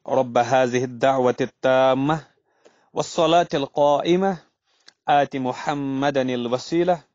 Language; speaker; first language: Urdu; non-native, local second language; Kashmiri